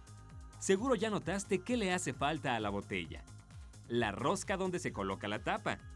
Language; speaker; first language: Spanish; native; Spanish